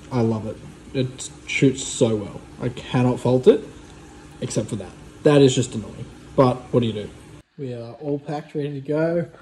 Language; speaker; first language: English; native; English